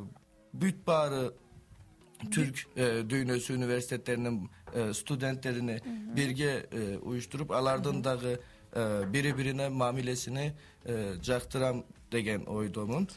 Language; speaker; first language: Kyrgyz; non-native, learner; Turkish